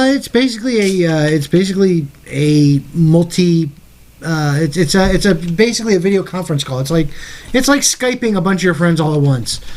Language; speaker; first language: English; native; English